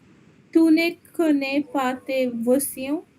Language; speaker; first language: French; non-native, learner; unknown